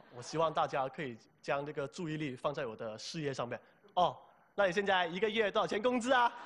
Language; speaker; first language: Chinese; native; Chinese